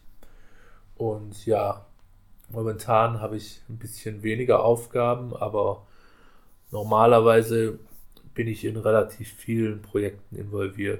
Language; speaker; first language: German; native; German